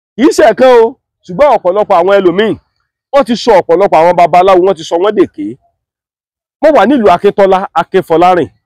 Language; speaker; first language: Yoruba; native; Yoruba